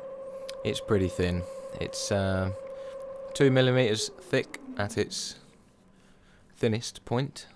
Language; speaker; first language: English; native; English